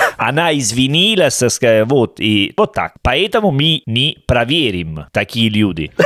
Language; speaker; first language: Russian; non-native, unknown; Italian